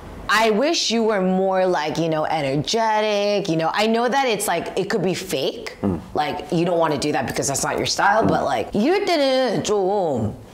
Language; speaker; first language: English; early bilingual, other home language; Korean